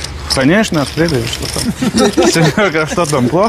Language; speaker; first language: Russian; non-native, learner; Lithuanian